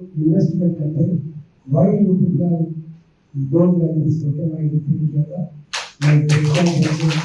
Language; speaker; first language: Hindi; non-native, local second language; Telugu